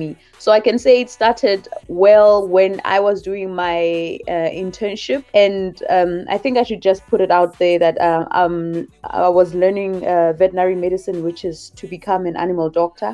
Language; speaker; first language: English; non-native, local second language; Southern Sotho